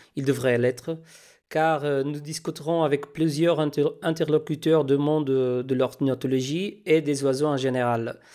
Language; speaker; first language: French; non-native, fluent; Spanish